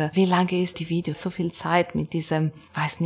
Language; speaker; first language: German; non-native, learner; Italian